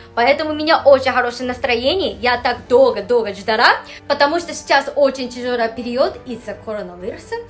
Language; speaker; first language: Russian; non-native, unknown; Japanese